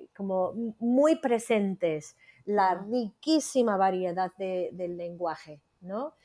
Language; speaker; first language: Spanish; non-native, fluent; English